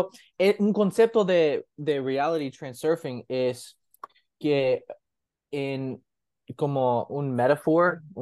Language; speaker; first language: Spanish; non-native, learner; English